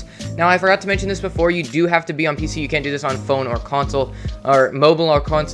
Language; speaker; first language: English; native; English